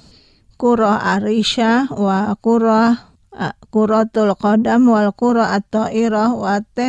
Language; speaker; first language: Arabic; non-native, fluent; Indonesian